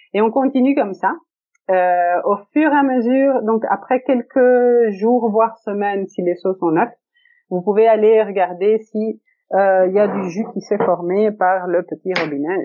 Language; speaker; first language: French; early bilingual, other home language; Italian